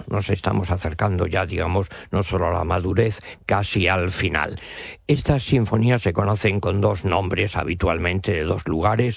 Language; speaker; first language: Spanish; native; Spanish